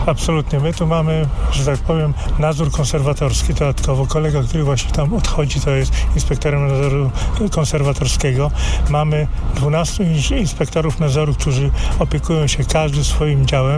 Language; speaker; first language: Polish; native; Polish